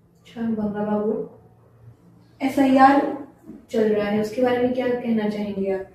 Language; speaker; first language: Hindi; native; Hindi